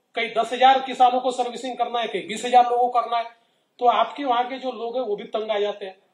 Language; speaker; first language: Hindi; non-native, local second language; Marathi